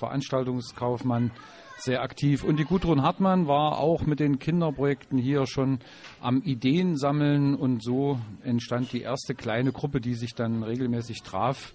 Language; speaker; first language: German; native; German